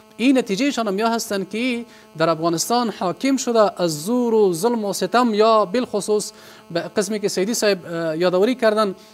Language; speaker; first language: Persian; non-native, local second language; Pashto